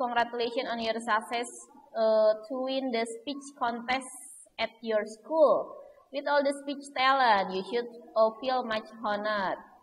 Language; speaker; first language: English; non-native, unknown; Indonesian